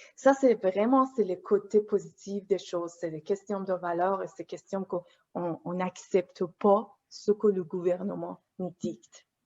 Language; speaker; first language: French; non-native, fluent; Persian